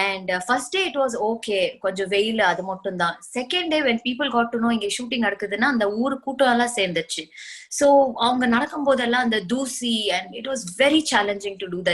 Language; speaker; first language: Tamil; non-native, fluent; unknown